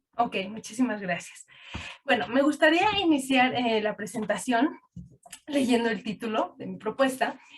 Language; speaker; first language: Spanish; native; Spanish